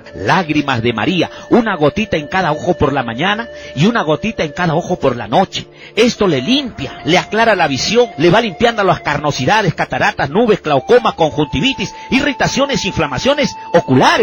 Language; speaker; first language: Spanish; native; Spanish